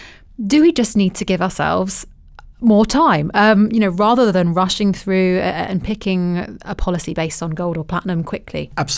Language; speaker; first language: English; native; English